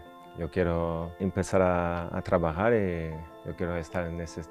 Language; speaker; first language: Spanish; non-native, learner; French